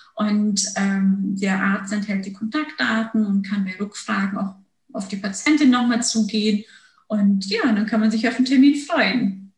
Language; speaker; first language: German; early bilingual, other home language; Turkish